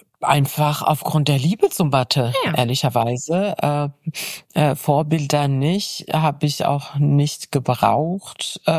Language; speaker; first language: German; non-native, fluent; Arabic